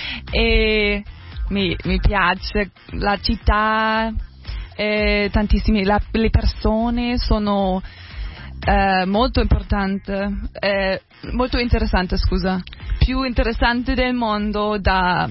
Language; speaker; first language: Italian; non-native, learner; German